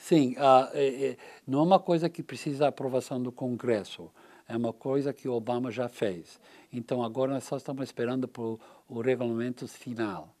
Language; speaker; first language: Portuguese; non-native, learner; English